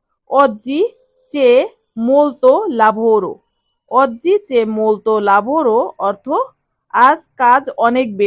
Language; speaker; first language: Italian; non-native, fluent; Bangla